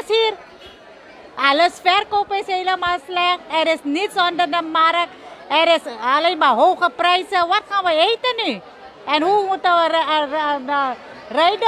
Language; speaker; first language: Dutch; non-native, local second language; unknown